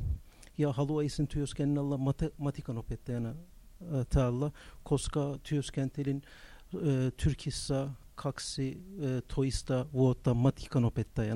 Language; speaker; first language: Finnish; non-native, learner; Turkish